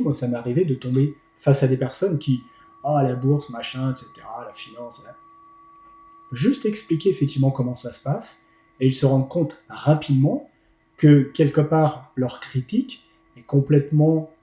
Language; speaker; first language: French; native; French